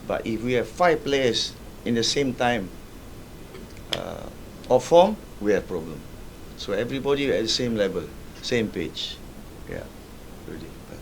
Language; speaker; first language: English; non-native, local second language; Malay